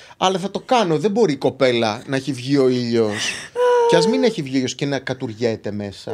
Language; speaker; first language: Greek; native; Greek